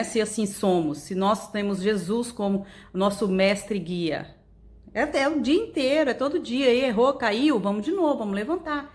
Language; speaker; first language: Portuguese; native; Portuguese